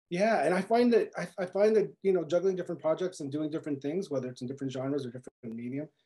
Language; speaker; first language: English; native; English